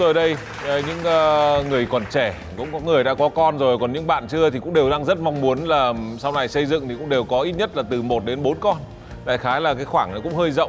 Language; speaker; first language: Vietnamese; native; Vietnamese